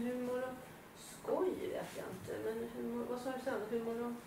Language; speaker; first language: Swedish; native; Swedish